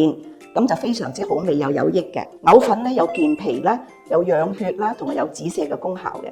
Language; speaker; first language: Cantonese; native; Cantonese